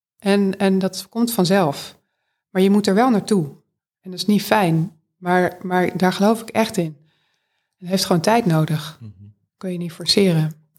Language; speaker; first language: Dutch; native; Dutch